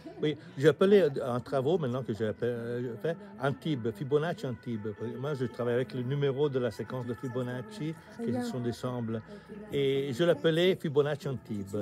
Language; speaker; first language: French; non-native, learner; Italian